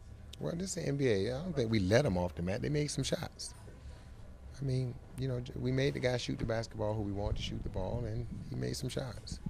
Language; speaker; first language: English; native; English